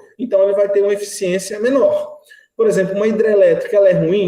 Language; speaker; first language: Portuguese; native; Portuguese